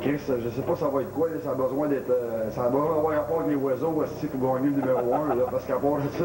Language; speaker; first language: French; native; French